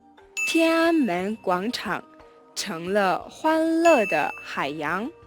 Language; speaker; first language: Chinese; non-native, learner; Mongolian